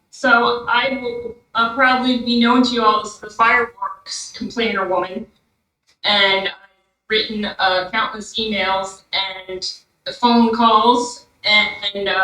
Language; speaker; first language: English; native; English